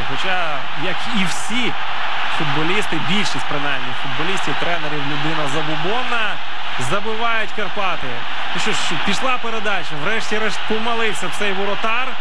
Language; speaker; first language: Ukrainian; native; Ukrainian